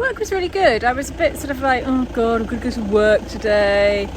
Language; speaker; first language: English; native; English